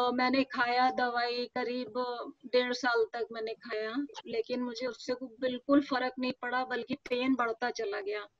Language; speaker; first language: Hindi; native; Hindi